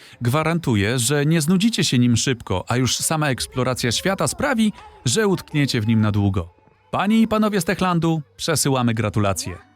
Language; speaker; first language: Polish; native; Polish